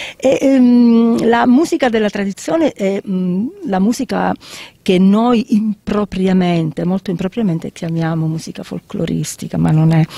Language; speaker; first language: Italian; native; Italian